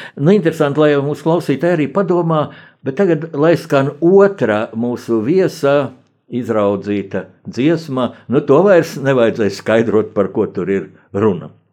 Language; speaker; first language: Latvian; native; Latvian